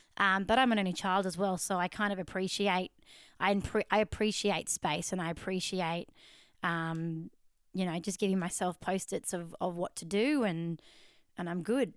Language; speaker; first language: English; native; English